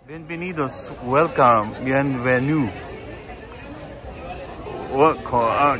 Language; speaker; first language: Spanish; non-native, learner; Filipino